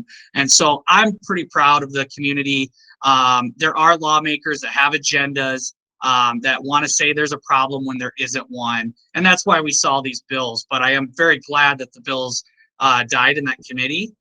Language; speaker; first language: English; native; English